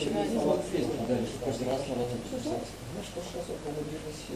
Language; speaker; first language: Russian; non-native, learner; Polish